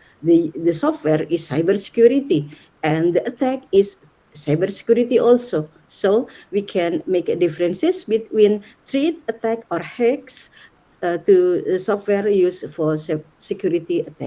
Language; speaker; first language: English; non-native, learner; Indonesian